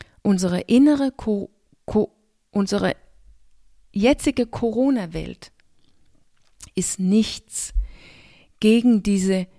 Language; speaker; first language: German; non-native, fluent; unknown